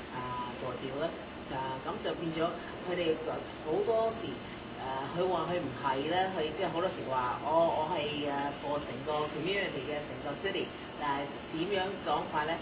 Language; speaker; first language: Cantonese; early bilingual, heritage; Cantonese